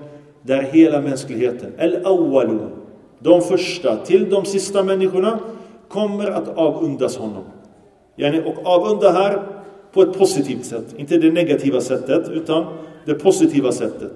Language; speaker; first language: Swedish; early bilingual, other home language; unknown